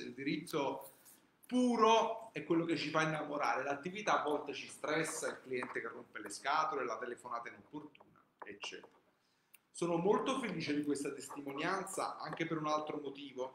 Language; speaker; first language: Italian; native; Italian